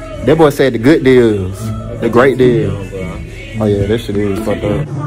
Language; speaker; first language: English; native; English